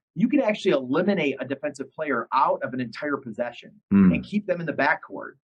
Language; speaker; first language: English; native; English